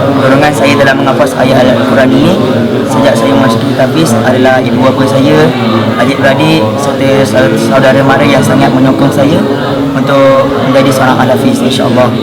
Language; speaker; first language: Malay; native; Malay